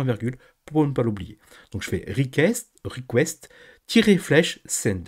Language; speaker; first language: French; native; French